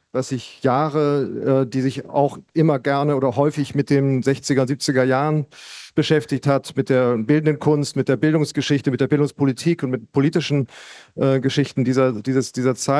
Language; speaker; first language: German; native; German